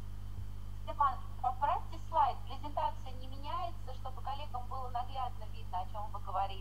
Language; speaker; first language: Russian; native; Russian